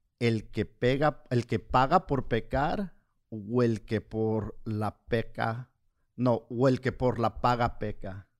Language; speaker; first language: Spanish; early bilingual, heritage; Spanish